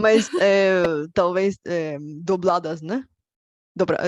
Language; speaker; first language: Portuguese; non-native, fluent; Bulgarian